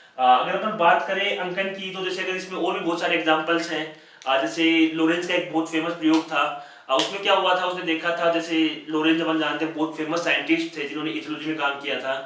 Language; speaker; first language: Hindi; native; Hindi